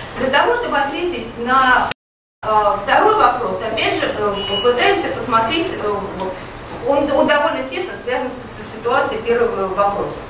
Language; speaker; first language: Russian; native; Russian